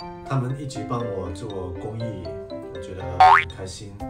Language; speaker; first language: Chinese; non-native, fluent; Thai